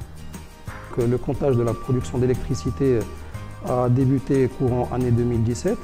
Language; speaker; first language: French; non-native, local second language; Arabic